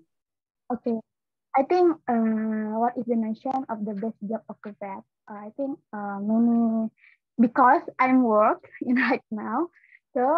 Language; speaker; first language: English; non-native, learner; Indonesian